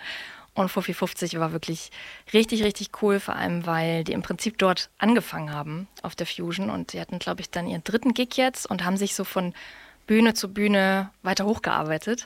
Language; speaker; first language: German; native; German